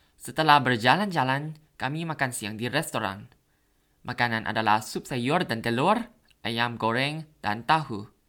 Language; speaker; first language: Indonesian; non-native, learner; Thai